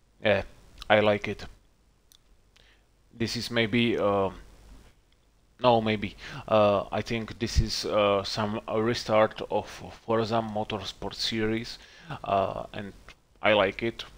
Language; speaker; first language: English; non-native, learner; Czech